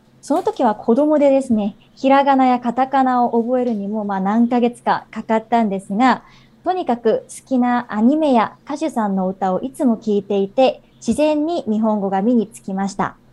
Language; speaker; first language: Japanese; non-native, fluent; Korean